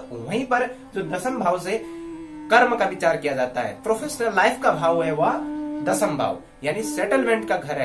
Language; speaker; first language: Hindi; native; Hindi